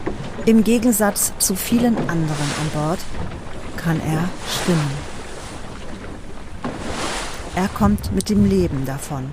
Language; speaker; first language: German; native; German